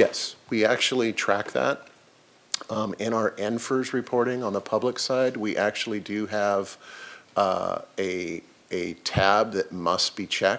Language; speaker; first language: English; native; English